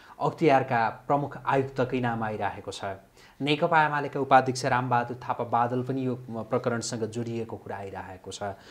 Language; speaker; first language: Nepali; native; Nepali